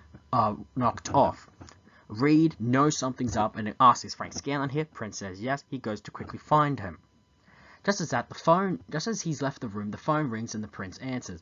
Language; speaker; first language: English; native; English